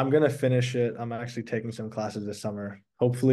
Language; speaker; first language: English; early bilingual, other home language; Persian